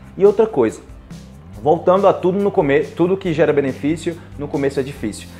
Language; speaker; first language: Portuguese; native; Portuguese